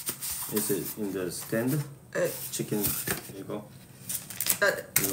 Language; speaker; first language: English; non-native, learner; Korean